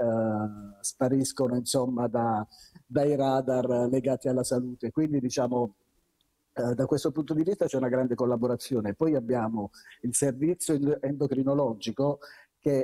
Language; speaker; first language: Italian; native; Italian